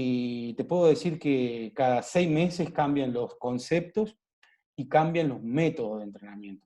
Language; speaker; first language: Spanish; native; Spanish